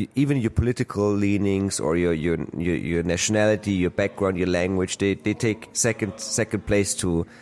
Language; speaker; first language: English; non-native, fluent; German